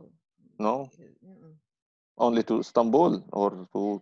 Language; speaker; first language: English; non-native, fluent; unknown